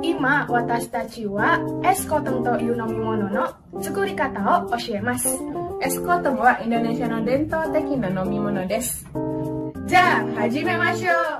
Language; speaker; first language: Japanese; non-native, learner; Indonesian